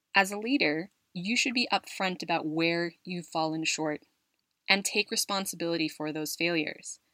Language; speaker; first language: English; native; English